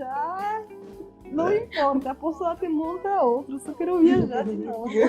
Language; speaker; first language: Portuguese; non-native, fluent; Polish